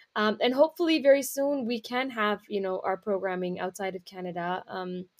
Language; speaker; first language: English; native; English